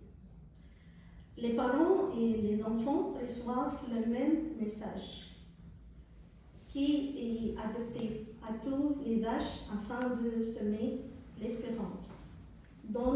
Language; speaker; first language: French; non-native, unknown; Arabic